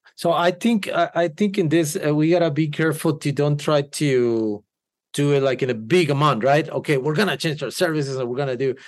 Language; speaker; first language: English; non-native, fluent; Spanish